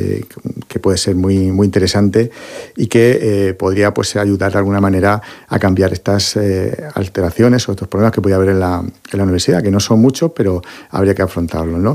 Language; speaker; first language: Spanish; native; Spanish